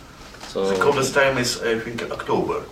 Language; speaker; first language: English; non-native, learner; Russian